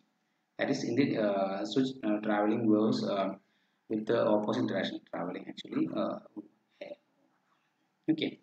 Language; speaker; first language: English; non-native, local second language; Malayalam